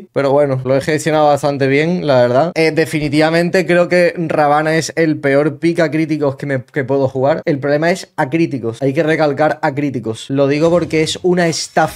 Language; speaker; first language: Spanish; native; Spanish